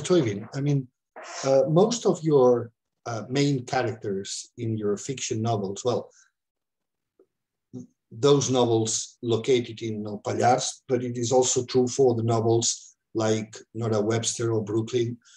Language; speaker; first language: English; non-native, fluent; Catalan